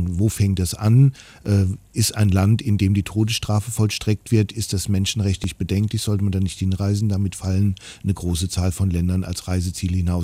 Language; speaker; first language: German; native; German